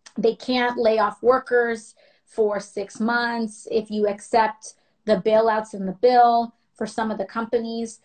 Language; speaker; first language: English; native; English